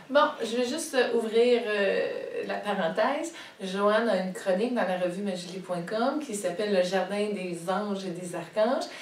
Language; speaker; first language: French; native; French